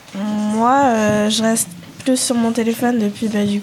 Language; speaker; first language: French; native; French